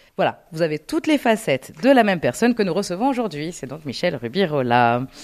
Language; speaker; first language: French; native; French